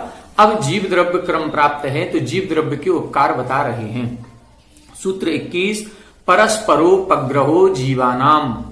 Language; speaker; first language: Hindi; native; Hindi